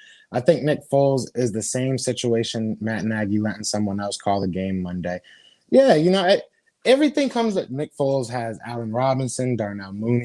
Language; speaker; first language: English; native; English